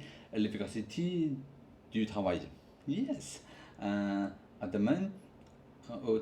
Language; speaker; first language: French; non-native, learner; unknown